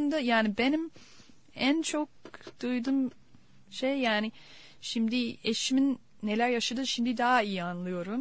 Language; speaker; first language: Turkish; non-native, fluent; English